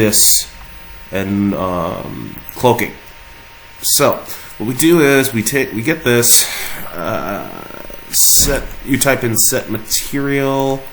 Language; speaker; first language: English; native; English